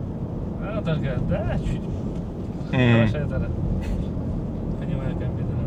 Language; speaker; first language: Russian; non-native, local second language; Uzbek